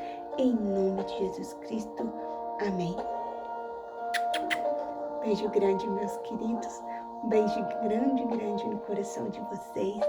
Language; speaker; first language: Portuguese; native; Portuguese